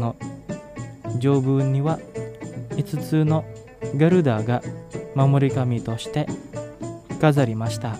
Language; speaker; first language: Japanese; non-native, fluent; Indonesian